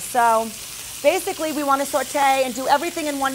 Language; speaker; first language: English; native; English